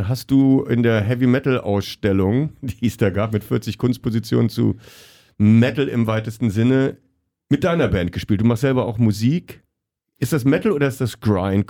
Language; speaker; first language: German; native; German